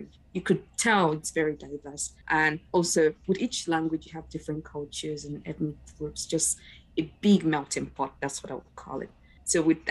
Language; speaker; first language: English; non-native, local second language; Igbo